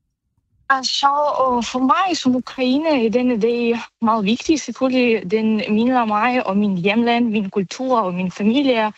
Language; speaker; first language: Danish; non-native, learner; Ukrainian